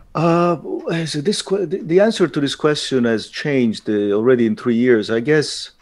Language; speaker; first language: English; non-native, fluent; Italian